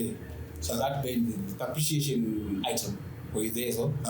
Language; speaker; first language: English; non-native, local second language; Shona